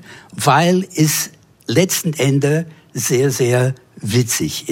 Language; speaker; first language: German; non-native, fluent; English